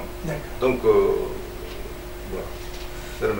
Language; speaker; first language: French; non-native, learner; Japanese